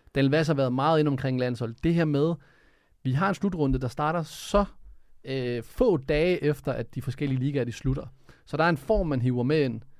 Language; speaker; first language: Danish; early bilingual, other home language; Serbian